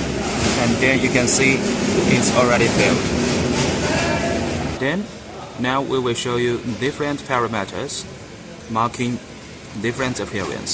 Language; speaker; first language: English; non-native, learner; Chinese